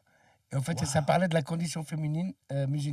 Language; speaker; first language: French; early bilingual, other home language; Arabic